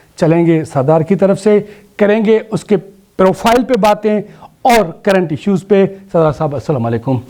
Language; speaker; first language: Urdu; non-native, local second language; Sindhi